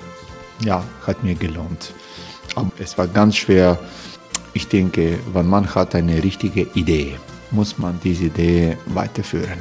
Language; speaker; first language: German; non-native, learner; Croatian